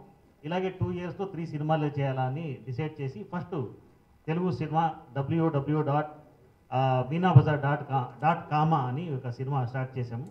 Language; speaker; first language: Telugu; non-native, fluent; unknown